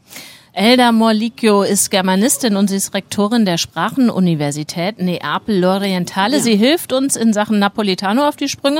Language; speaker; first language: German; native; German